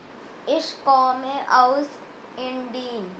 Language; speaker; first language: German; non-native, learner; Hindi